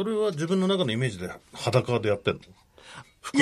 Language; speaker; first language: Japanese; native; Japanese